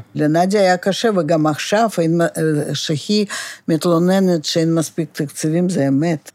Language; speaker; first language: Hebrew; non-native, fluent; Russian